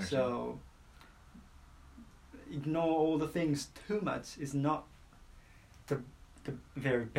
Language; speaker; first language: English; non-native, fluent; Japanese